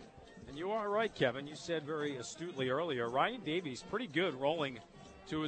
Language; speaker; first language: English; native; English